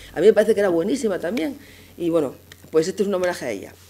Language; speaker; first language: Spanish; native; Spanish